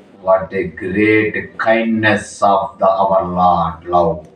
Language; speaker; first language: English; non-native, local second language; Telugu